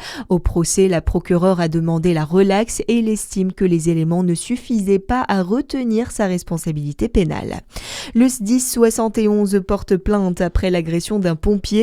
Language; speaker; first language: French; native; French